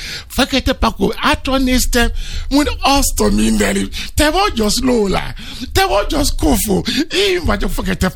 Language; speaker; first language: Hungarian; non-native, fluent; Yoruba